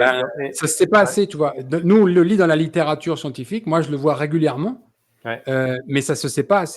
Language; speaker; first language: French; native; French